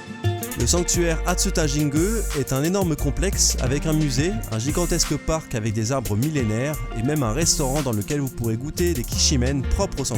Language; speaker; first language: French; native; French